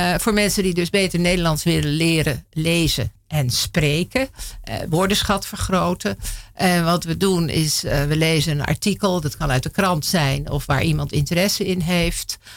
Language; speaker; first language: Dutch; native; Dutch